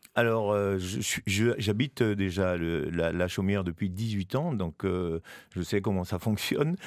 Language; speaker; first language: French; native; French